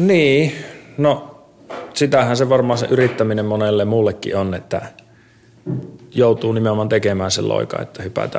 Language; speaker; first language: Finnish; native; Finnish